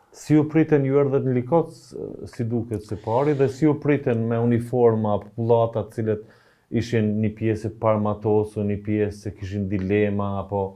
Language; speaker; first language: Albanian; native; Albanian